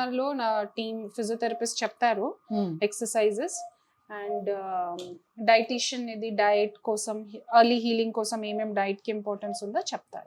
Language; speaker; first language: Telugu; non-native, fluent; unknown